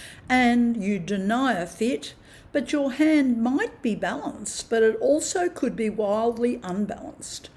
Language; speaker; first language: English; native; English